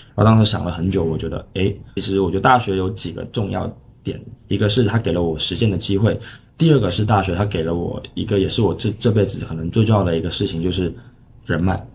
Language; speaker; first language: Chinese; non-native, local second language; Cantonese